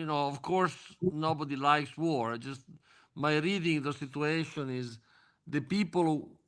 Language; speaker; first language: English; non-native, fluent; Italian